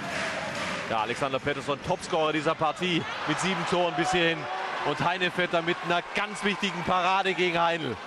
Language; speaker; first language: German; native; German